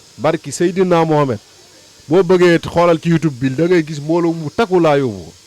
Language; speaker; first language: Wolof; native; Wolof